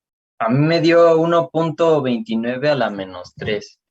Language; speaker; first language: Spanish; native; Spanish